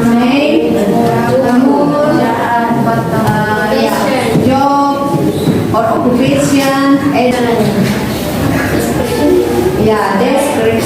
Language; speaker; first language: English; non-native, learner; Indonesian